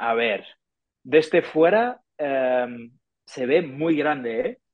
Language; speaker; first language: Spanish; non-native, fluent; English